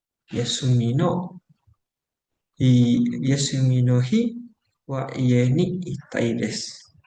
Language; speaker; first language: Japanese; non-native, learner; Indonesian